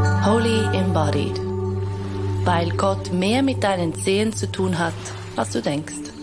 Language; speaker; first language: German; native; German